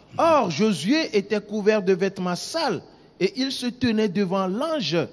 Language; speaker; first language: French; non-native, local second language; Ewe